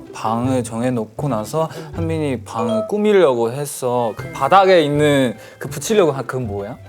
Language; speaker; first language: Korean; non-native, fluent; Chinese